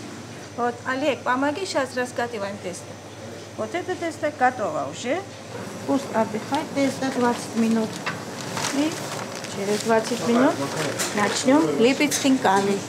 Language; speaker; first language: Russian; non-native, fluent; Georgian